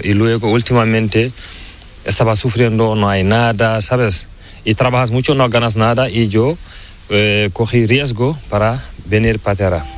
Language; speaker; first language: Spanish; non-native, learner; Fula